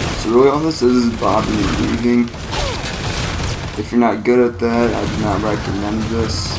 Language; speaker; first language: English; native; English